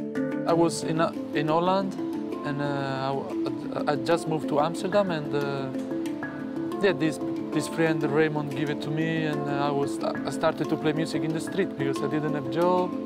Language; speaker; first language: English; non-native, fluent; Italian